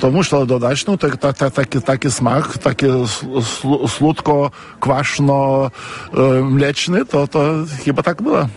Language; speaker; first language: Polish; non-native, fluent; Lithuanian